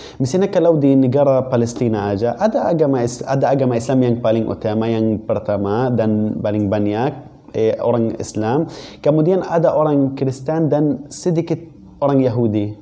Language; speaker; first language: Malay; non-native, fluent; Arabic